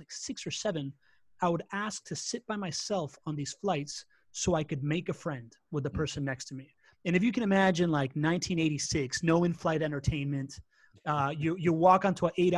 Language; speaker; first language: English; early bilingual, other home language; Spanish